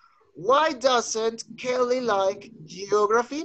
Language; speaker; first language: English; non-native, learner; Spanish